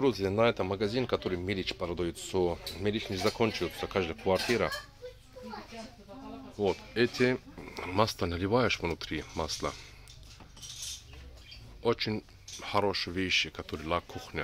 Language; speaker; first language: Russian; non-native, learner; Turkish